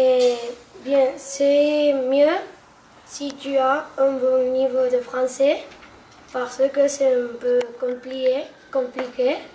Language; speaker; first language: French; non-native, learner; Catalan